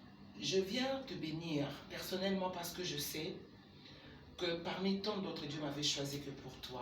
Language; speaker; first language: French; non-native, local second language; Lingala